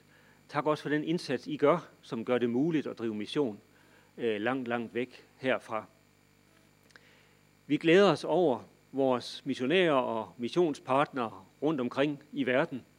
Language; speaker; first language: Danish; native; Danish